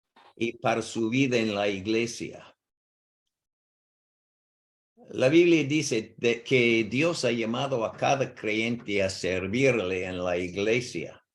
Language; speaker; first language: Spanish; non-native, learner; English